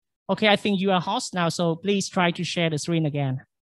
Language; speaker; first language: English; non-native, fluent; Vietnamese